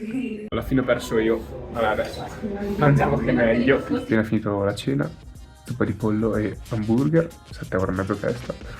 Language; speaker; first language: Italian; native; Italian